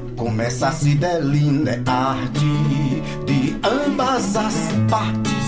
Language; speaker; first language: Portuguese; native; Portuguese